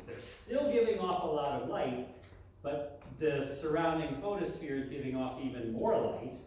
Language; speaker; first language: English; native; English